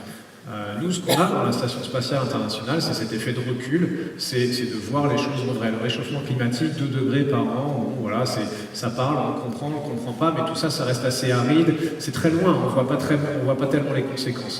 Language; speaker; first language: French; native; French